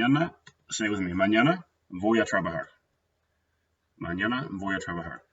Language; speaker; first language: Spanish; non-native, fluent; English